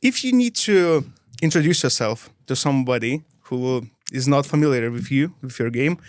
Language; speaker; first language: English; non-native, fluent; Lithuanian